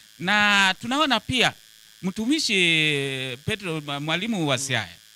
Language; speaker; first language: Swahili; non-native, local second language; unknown